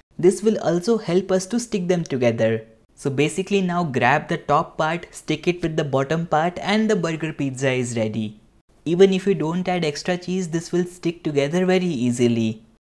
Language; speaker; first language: English; non-native, local second language; Hindi